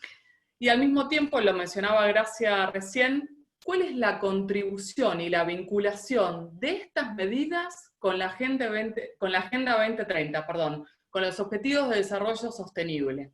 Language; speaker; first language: Spanish; native; Spanish